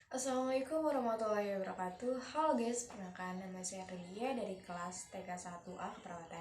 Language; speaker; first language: Indonesian; native; Indonesian